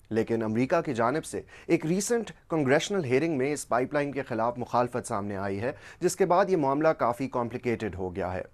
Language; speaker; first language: Urdu; native; Urdu